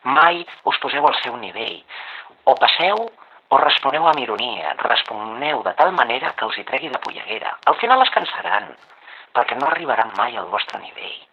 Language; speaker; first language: Catalan; native; Catalan